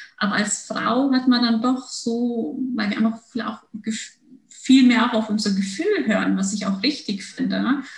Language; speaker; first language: German; early bilingual, other home language; Turkish